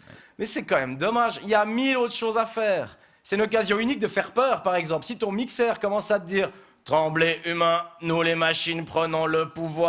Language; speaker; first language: French; native; French